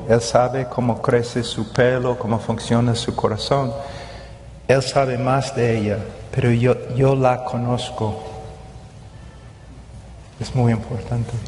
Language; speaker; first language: Spanish; non-native, fluent; English